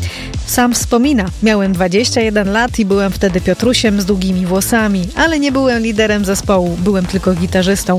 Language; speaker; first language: Polish; native; Polish